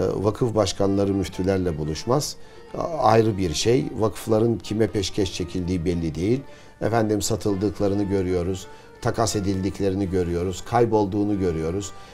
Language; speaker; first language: Turkish; native; Turkish